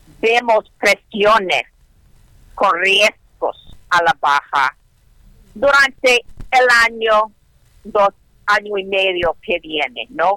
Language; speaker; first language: Spanish; non-native, learner; English